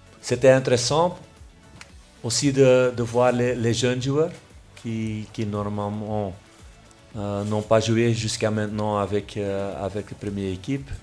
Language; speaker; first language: French; non-native, local second language; Dutch